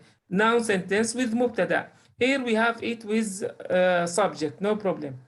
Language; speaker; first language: English; non-native, learner; Arabic